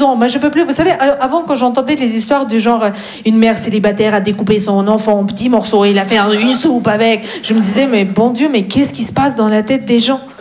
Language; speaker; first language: French; non-native, fluent; Russian